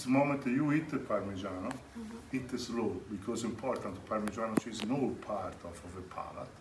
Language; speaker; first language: English; non-native, learner; Italian